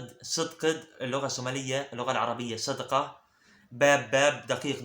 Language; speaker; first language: Arabic; early bilingual, other home language; Somali